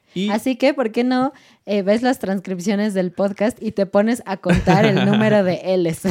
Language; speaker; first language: Spanish; native; Spanish